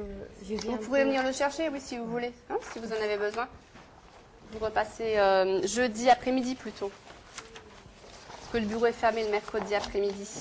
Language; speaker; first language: French; native; French